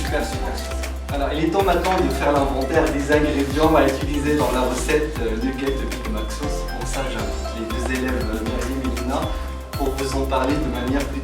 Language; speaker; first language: French; non-native, local second language; Arabic